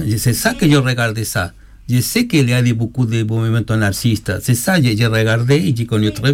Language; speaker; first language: French; non-native, learner; Spanish